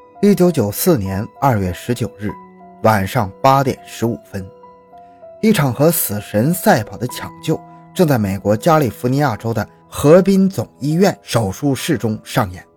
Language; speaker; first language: Chinese; native; Chinese